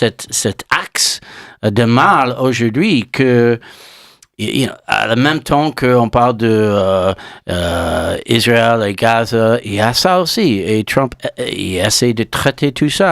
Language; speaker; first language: French; non-native, learner; English